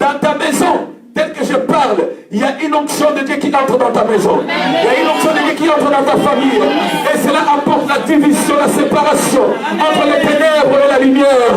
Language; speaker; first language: French; non-native, local second language; Lingala